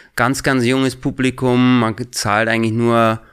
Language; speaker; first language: German; native; German